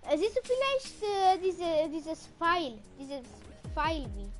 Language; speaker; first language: German; early bilingual, other home language; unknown